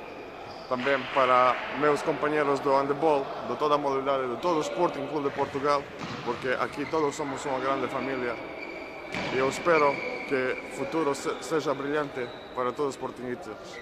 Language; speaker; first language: Portuguese; non-native, learner; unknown